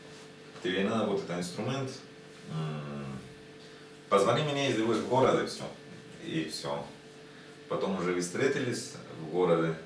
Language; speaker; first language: Russian; non-native, learner; Spanish